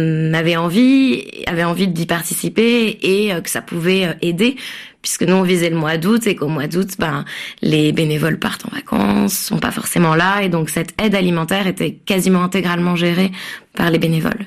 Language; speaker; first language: French; native; French